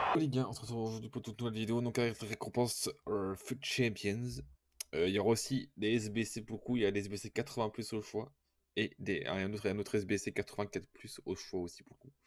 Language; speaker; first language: French; native; French